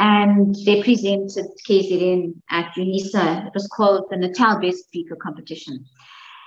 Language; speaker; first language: English; native; English